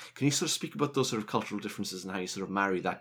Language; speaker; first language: English; native; English